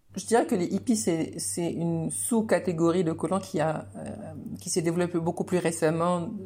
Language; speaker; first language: French; non-native, local second language; Arabic